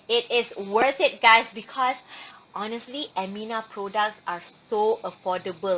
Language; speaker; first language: English; non-native, local second language; Malay